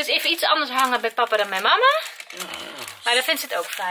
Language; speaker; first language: Dutch; native; Dutch